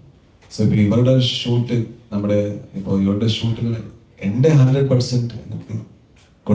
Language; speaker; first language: Malayalam; non-native, learner; Kannada